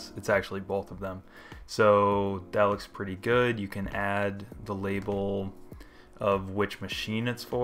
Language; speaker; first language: English; native; English